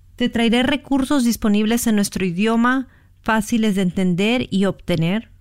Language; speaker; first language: Spanish; early bilingual, heritage; Spanish